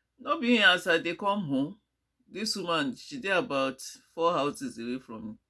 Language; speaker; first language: Nigerian Pidgin; non-native, local second language; Yoruba